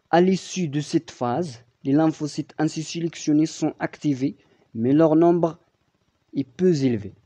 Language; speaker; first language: French; non-native, local second language; Arabic